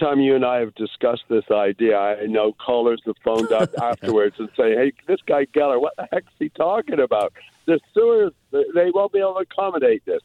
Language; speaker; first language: English; native; English